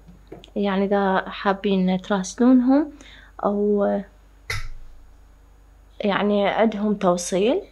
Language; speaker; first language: Arabic; native; Arabic